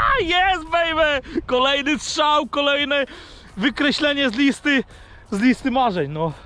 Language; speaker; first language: Polish; native; Polish